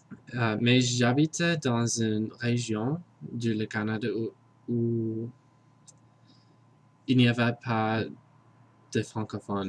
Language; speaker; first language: French; non-native, learner; English